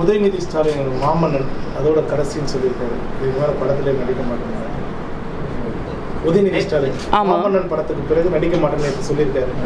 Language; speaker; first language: Tamil; native; Tamil